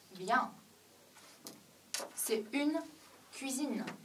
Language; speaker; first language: French; non-native, fluent; Chinese